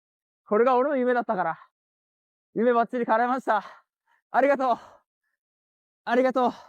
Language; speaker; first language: Japanese; native; Japanese